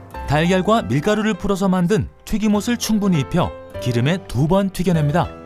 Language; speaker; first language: Korean; native; Korean